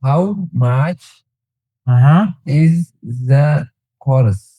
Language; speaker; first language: English; non-native, learner; Tigrinya